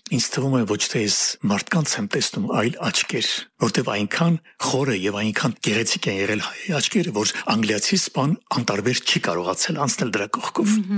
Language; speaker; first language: Armenian; native; Armenian